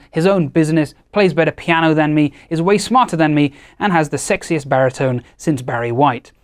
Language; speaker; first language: English; native; English